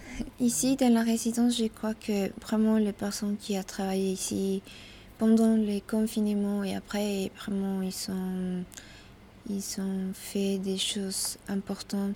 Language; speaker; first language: French; non-native, fluent; Spanish